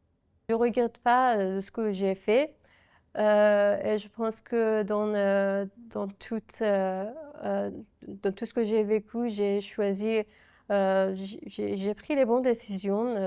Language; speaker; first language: French; non-native, fluent; Persian